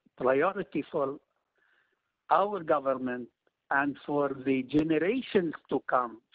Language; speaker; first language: English; non-native, fluent; Arabic